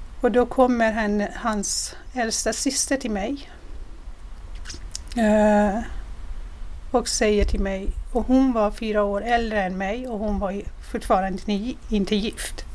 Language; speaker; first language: Swedish; non-native, fluent; Persian